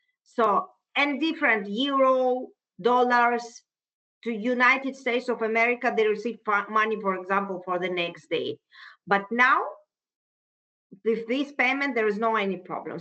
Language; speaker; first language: English; non-native, fluent; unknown